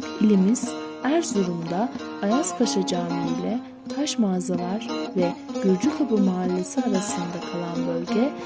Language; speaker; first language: Turkish; native; Turkish